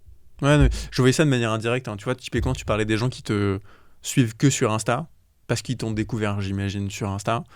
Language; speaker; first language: French; native; French